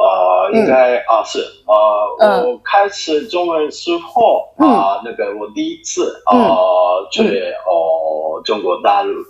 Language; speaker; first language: Chinese; non-native, fluent; Japanese